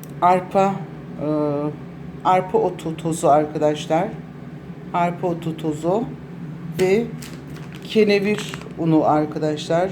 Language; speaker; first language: Turkish; native; Turkish